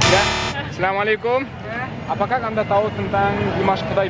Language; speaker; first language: Indonesian; non-native, learner; Kazakh